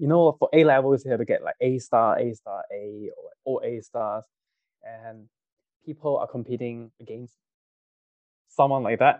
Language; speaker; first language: English; non-native, local second language; Cantonese